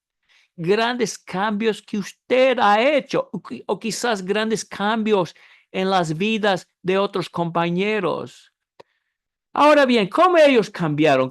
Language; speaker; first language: Spanish; non-native, fluent; English